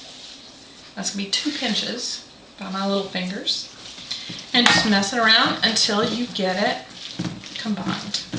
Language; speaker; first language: English; native; English